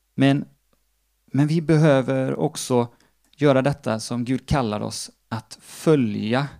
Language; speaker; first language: Swedish; non-native, fluent; Portuguese